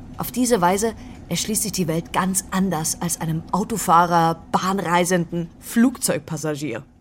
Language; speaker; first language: German; native; German